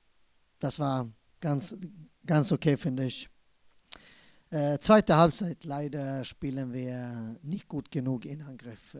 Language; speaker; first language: German; non-native, fluent; Swedish